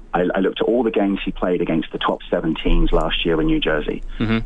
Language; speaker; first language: English; native; English